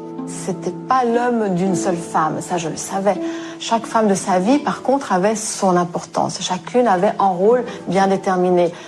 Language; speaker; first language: French; native; French